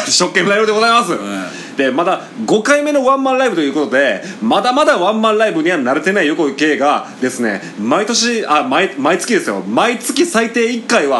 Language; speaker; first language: Japanese; native; Japanese